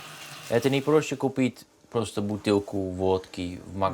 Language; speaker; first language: Russian; non-native, fluent; Dutch